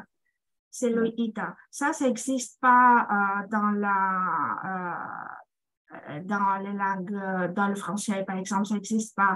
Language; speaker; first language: French; non-native, fluent; Greek